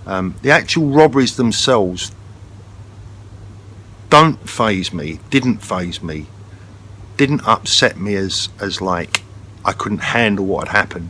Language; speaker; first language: English; native; English